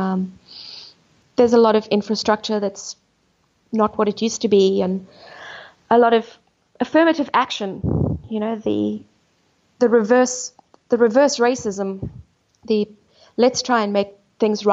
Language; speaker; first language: English; native; English